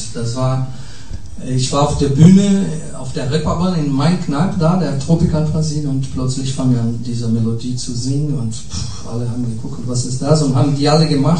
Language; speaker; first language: German; non-native, fluent; Portuguese